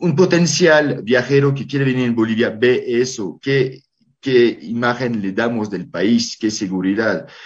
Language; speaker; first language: Spanish; non-native, fluent; French